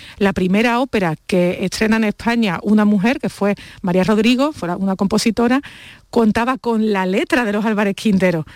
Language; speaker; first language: Spanish; native; Spanish